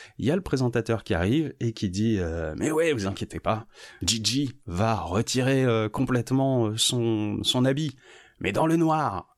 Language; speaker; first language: French; native; French